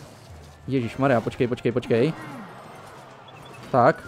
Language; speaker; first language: Czech; native; Czech